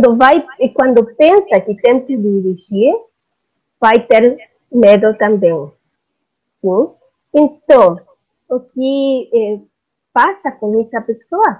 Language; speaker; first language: Portuguese; non-native, learner; Spanish